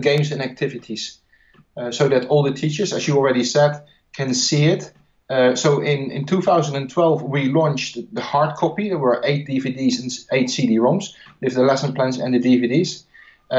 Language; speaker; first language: English; non-native, fluent; Dutch